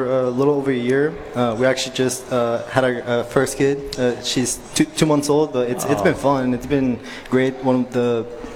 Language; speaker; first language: English; non-native, fluent; Spanish